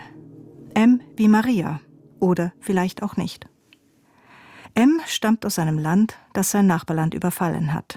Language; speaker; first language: German; native; German